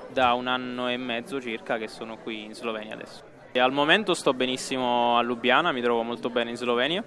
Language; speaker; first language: Italian; native; Italian